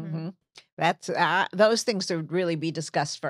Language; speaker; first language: English; native; English